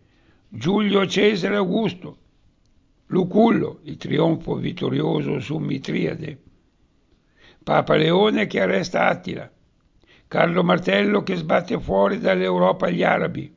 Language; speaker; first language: Italian; native; Italian